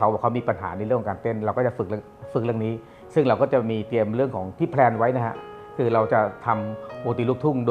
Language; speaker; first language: Thai; native; Thai